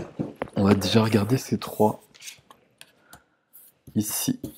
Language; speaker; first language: French; native; French